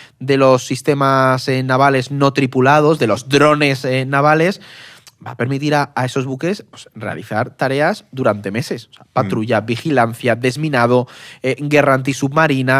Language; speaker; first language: Spanish; native; Spanish